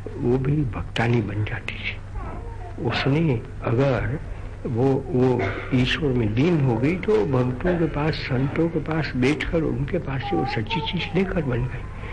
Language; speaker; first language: Hindi; non-native, local second language; Gujarati